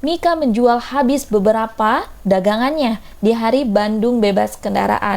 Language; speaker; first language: Indonesian; native; Indonesian